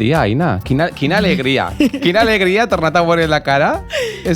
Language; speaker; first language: Catalan; native; Catalan